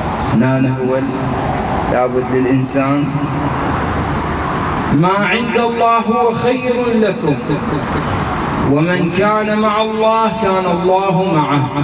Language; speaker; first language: Arabic; native; Arabic